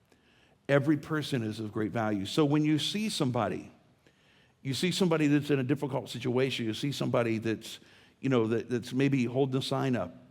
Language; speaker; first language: English; native; English